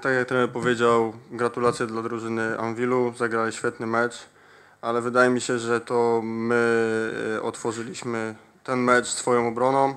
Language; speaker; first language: Polish; native; Polish